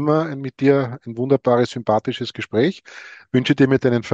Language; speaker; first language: German; native; German